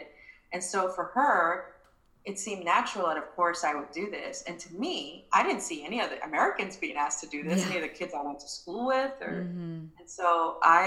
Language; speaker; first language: English; early bilingual, other home language; Spanish